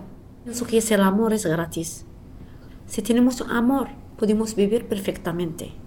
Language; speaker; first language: Spanish; non-native, fluent; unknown